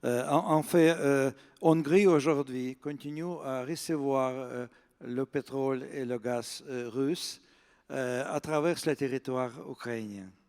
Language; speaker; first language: French; non-native, fluent; Russian